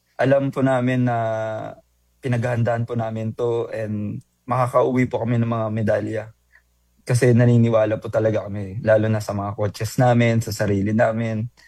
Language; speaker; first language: Filipino; native; Filipino